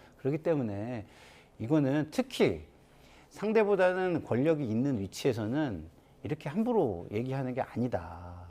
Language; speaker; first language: Korean; native; Korean